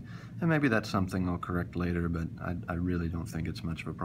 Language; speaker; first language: English; native; English